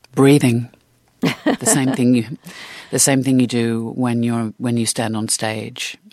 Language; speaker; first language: English; native; English